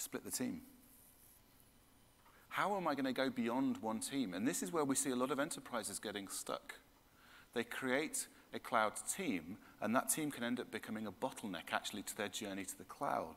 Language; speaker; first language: English; native; English